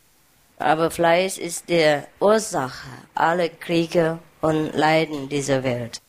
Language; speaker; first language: German; non-native, learner; Vietnamese